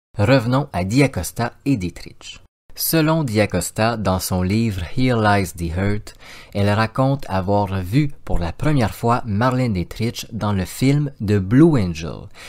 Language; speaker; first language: French; native; French